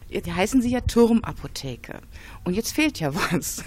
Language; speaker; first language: German; native; German